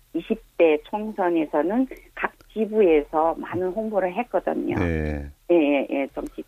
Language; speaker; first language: Korean; early bilingual, heritage; Korean